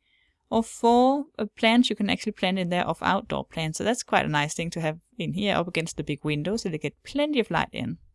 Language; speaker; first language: English; non-native, fluent; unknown